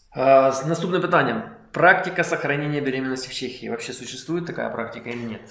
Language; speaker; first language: Russian; non-native, local second language; Ukrainian